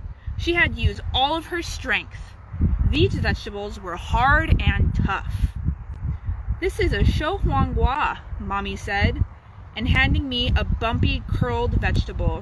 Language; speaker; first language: English; native; English